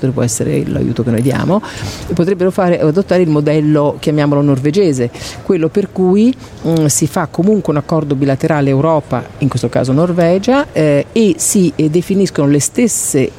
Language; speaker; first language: Italian; native; Italian